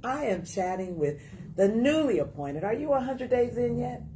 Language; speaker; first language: English; native; English